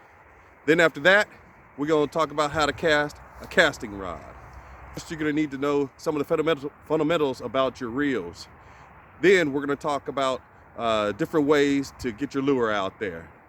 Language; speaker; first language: English; native; English